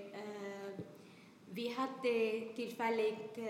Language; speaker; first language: Swedish; non-native, learner; Arabic